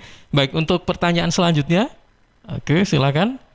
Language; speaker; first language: Indonesian; native; Indonesian